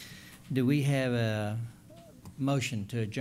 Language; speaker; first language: English; native; English